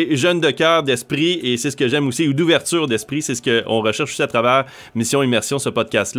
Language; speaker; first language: French; native; French